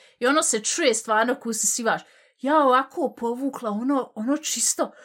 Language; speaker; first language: Bosnian; early bilingual, heritage; Bosnian